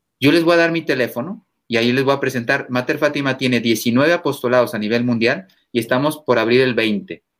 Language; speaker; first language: Spanish; native; Spanish